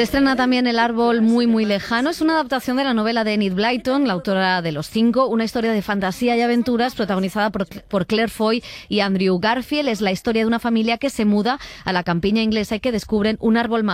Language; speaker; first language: Spanish; native; Spanish